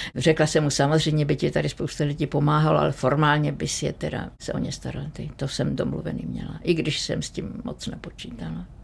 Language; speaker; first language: Czech; native; Czech